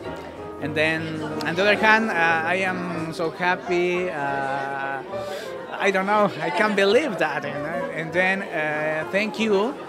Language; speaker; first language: English; non-native, learner; Spanish